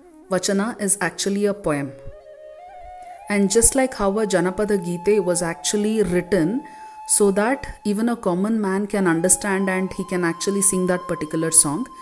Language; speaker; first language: English; non-native, local second language; Kannada